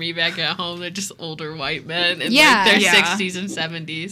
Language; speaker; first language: English; native; English